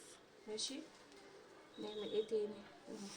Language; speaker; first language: Arabic; native; Arabic